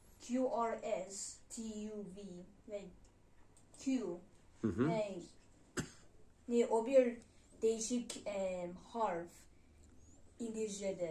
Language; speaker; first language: Turkish; non-native, learner; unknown